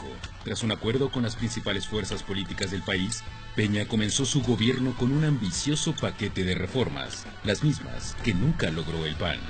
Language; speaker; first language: Spanish; native; Spanish